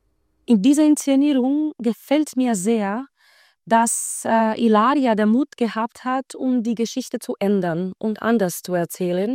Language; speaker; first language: German; non-native, fluent; Spanish